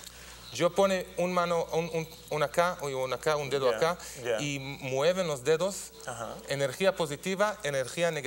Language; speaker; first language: Spanish; non-native, learner; Hebrew